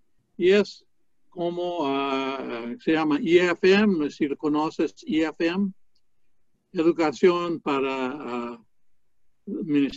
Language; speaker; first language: Spanish; non-native, fluent; English